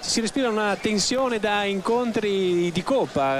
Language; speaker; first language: Italian; native; Italian